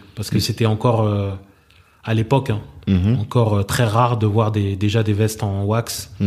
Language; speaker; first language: French; native; French